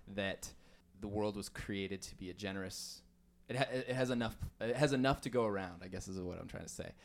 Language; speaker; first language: English; native; English